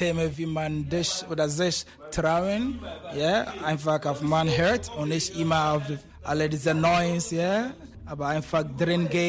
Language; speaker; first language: German; non-native, fluent; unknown